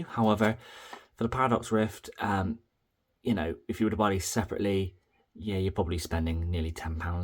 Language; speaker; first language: English; native; English